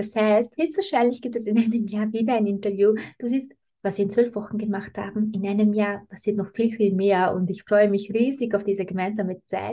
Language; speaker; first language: German; native; German